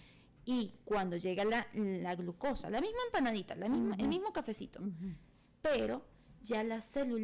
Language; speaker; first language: Spanish; native; Spanish